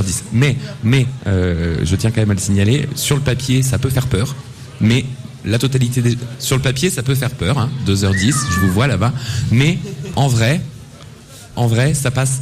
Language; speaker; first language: French; native; French